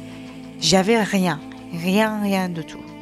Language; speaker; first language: French; non-native, learner; Persian